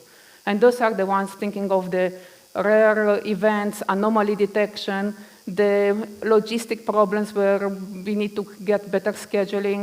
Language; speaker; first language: English; non-native, fluent; Romanian